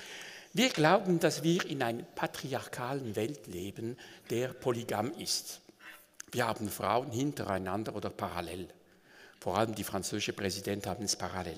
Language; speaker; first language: German; non-native, local second language; French